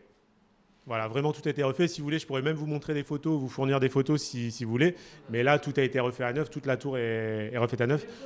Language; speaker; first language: French; native; French